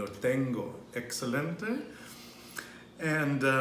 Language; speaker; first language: Spanish; non-native, fluent; English